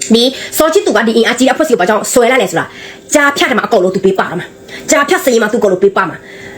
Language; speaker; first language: Burmese; non-native, local second language; Karen languages